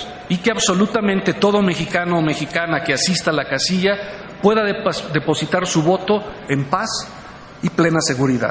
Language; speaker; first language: Spanish; native; Spanish